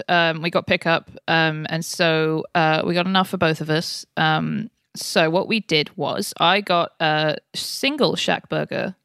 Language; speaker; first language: English; native; English